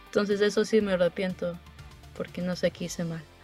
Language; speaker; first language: Spanish; early bilingual, heritage; Spanish